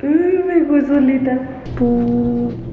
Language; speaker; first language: Spanish; native; Spanish